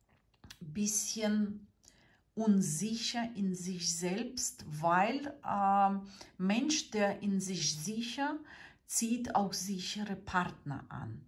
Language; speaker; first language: German; non-native, fluent; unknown